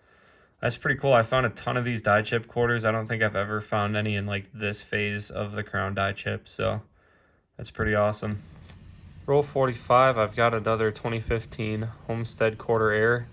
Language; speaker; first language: English; native; English